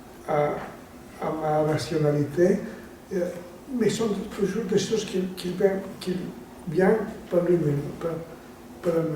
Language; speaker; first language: French; non-native, learner; Italian